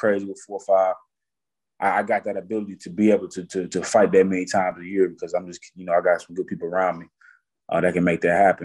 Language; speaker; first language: English; native; English